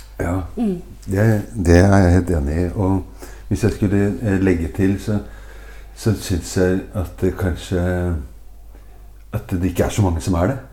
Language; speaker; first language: Norwegian; native; Norwegian